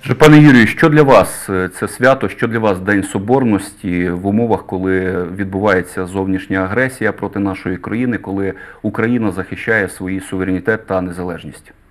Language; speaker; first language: Ukrainian; native; Ukrainian